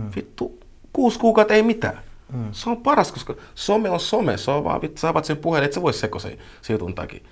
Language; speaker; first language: Finnish; early bilingual, other home language; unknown